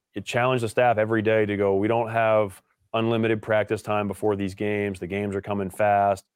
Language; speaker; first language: English; native; English